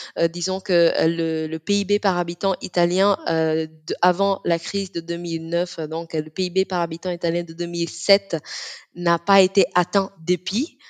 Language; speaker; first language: French; non-native, fluent; Italian